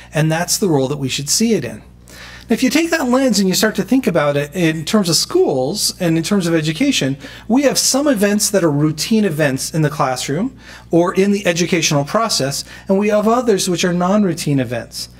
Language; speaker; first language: English; native; English